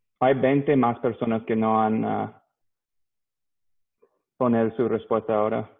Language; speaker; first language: Spanish; non-native, learner; English